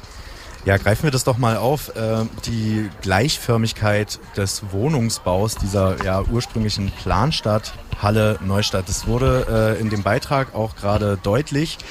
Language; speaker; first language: German; native; German